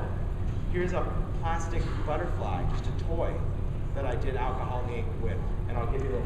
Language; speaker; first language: English; native; English